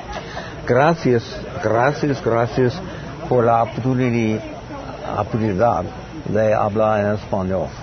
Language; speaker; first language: Spanish; non-native, learner; English